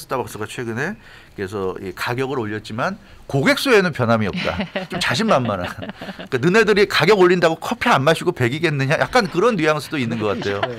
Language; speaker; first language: Korean; native; Korean